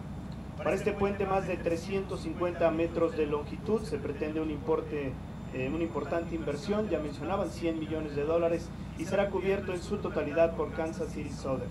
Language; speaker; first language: Spanish; native; Spanish